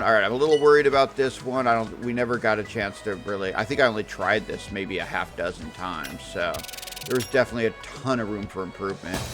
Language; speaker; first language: English; native; English